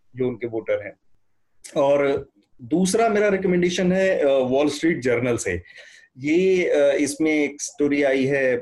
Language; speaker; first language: Hindi; native; Hindi